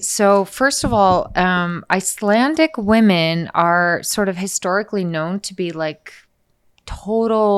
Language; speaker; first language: English; early bilingual, other home language; Icelandic